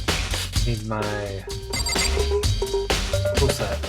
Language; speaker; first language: English; native; English